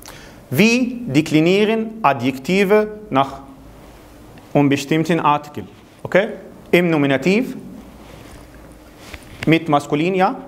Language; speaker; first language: German; non-native, fluent; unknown